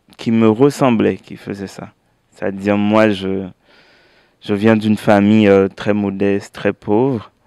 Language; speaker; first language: French; native; French